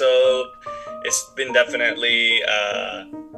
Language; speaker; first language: English; non-native, fluent; Spanish